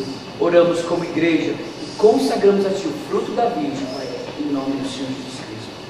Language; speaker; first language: Portuguese; native; Portuguese